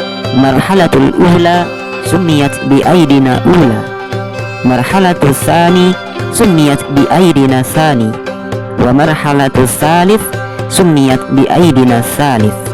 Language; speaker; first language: Arabic; non-native, learner; Indonesian